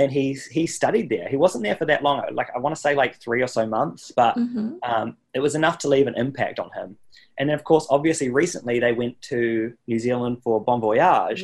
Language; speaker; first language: English; native; English